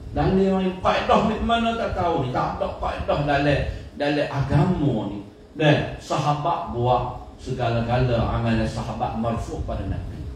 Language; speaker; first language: Malay; native; Malay